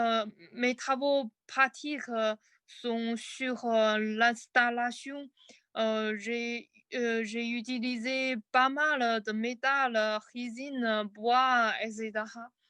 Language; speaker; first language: French; non-native, learner; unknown